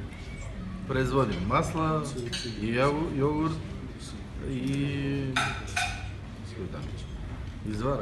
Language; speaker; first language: Russian; non-native, learner; Bulgarian